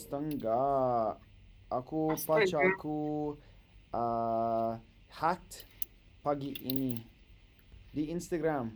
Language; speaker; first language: Indonesian; non-native, learner; English